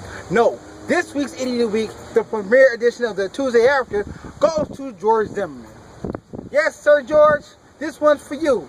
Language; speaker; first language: English; native; English